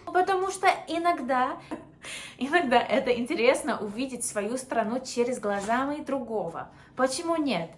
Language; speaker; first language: Russian; non-native, fluent; English